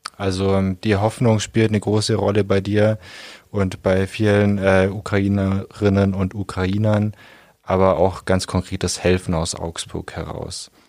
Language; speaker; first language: German; native; German